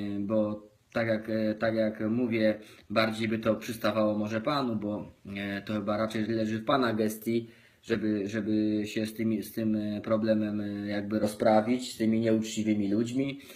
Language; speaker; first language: Polish; native; Polish